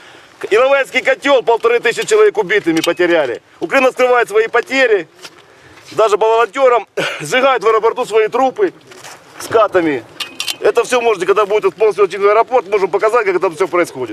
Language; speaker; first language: Russian; native; Russian